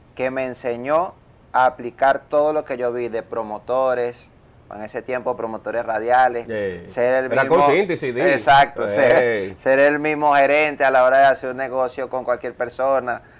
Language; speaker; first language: Spanish; native; Spanish